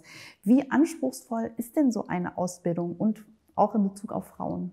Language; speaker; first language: German; native; German